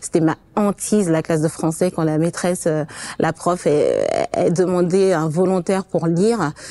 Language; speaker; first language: French; non-native, fluent; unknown